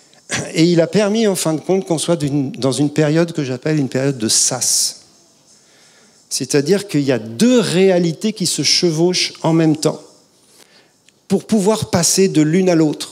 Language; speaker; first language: French; native; French